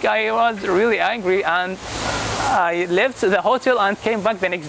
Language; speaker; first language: English; non-native, fluent; Arabic